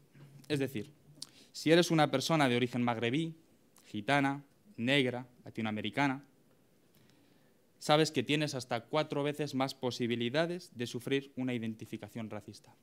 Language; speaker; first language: Spanish; native; Spanish